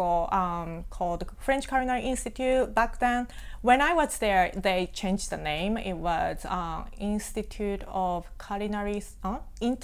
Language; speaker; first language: English; non-native, fluent; Japanese